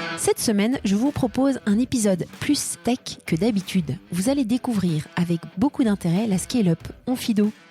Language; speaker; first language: French; native; French